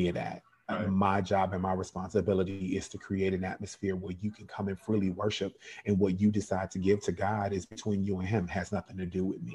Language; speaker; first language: English; native; English